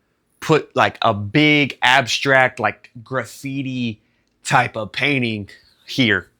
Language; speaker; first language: English; native; English